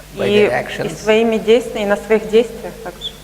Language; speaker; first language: Russian; native; Russian